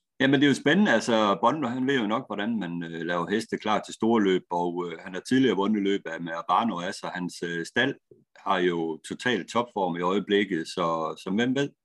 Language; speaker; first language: Danish; native; Danish